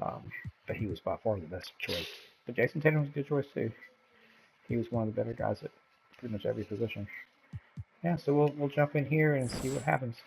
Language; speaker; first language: English; native; English